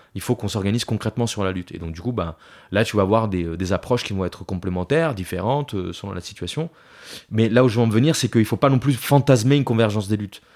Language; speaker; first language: French; non-native, fluent; Italian